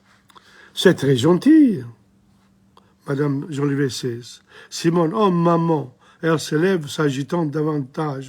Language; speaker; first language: French; non-native, fluent; English